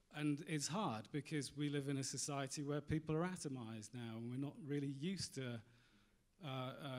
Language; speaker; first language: English; native; English